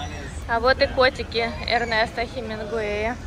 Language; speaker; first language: Russian; native; Russian